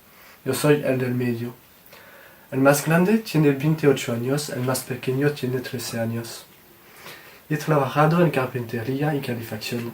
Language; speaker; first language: Spanish; non-native, learner; French